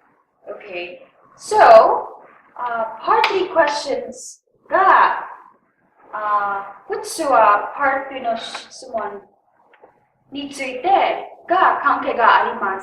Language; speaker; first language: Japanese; non-native, learner; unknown